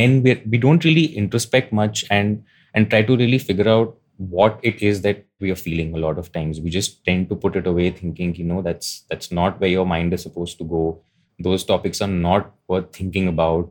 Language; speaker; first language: English; non-native, local second language; Hindi